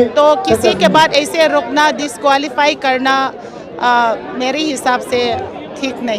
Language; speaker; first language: Hindi; non-native, local second language; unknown